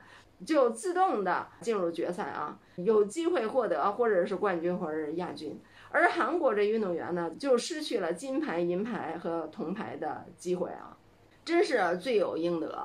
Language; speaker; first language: Chinese; native; Chinese